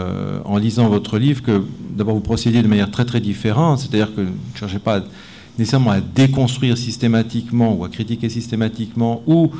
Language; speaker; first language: French; native; French